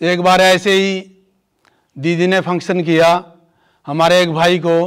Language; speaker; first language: Hindi; native; Hindi